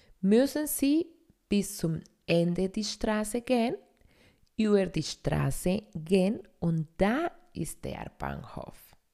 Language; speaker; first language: German; non-native, fluent; Spanish